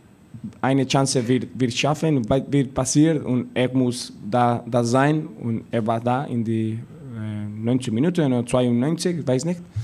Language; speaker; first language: German; non-native, learner; Spanish